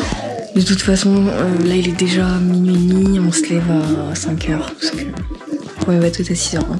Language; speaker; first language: French; native; French